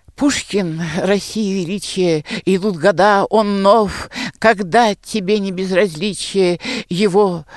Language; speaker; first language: Russian; native; Russian